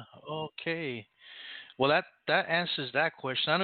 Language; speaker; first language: English; native; English